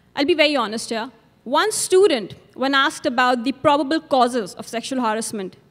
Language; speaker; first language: English; non-native, local second language; Urdu